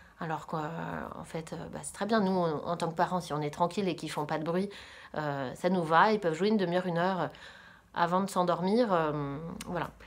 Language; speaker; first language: French; native; French